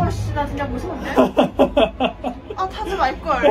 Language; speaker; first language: Korean; non-native, learner; Chinese